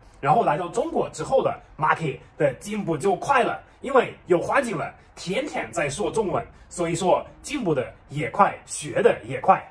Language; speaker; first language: Chinese; non-native, fluent; German